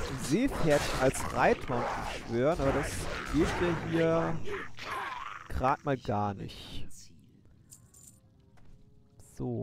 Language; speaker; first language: German; native; German